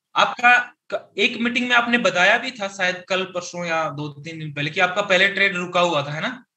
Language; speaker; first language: Hindi; native; Hindi